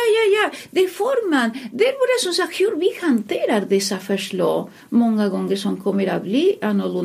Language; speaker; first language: Swedish; non-native, fluent; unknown